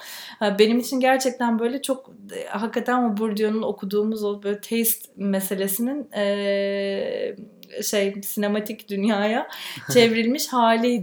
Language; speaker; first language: Turkish; native; Turkish